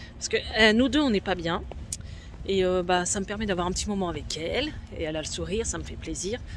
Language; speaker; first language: French; native; French